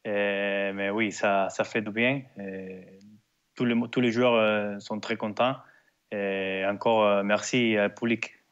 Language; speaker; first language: French; non-native, learner; Spanish